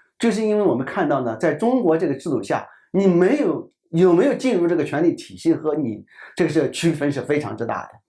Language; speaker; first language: Chinese; native; Chinese